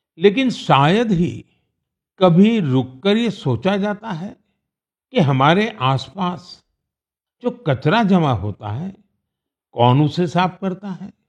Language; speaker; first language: Hindi; non-native, local second language; Gujarati